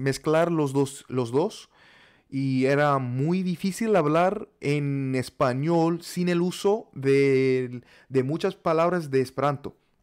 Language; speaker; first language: Spanish; non-native, learner; English